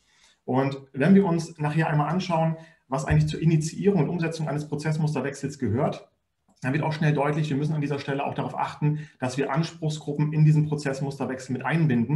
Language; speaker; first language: German; native; German